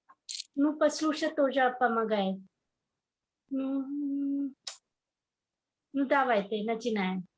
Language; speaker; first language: Russian; non-native, fluent; Hindi